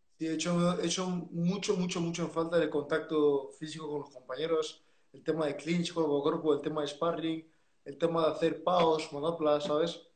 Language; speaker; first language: Spanish; early bilingual, other home language; French